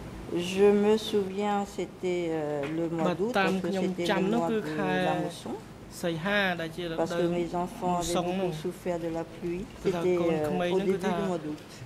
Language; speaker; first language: French; non-native, local second language; Khmer